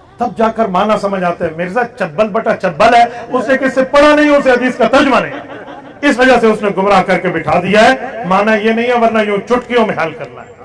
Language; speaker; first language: Urdu; non-native, local second language; Saraiki